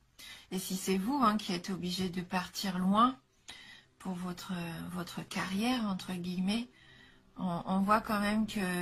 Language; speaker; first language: French; native; French